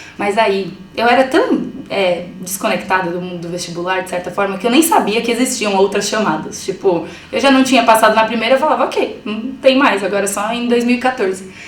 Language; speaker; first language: Portuguese; early bilingual, other home language; Spanish